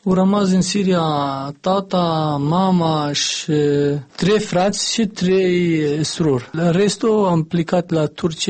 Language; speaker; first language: Romanian; non-native, learner; Arabic